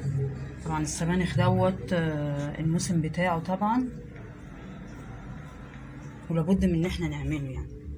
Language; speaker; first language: Arabic; native; Arabic